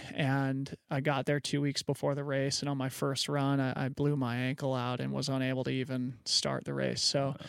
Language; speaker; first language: English; native; English